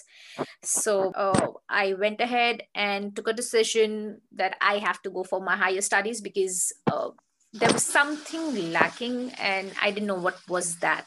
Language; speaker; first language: English; non-native, local second language; Hindi